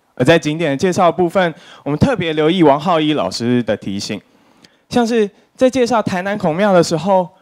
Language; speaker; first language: Chinese; native; Chinese